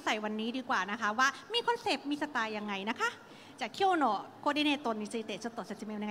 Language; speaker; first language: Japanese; non-native, learner; Thai